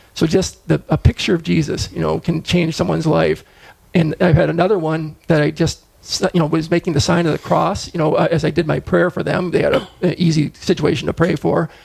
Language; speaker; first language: English; native; English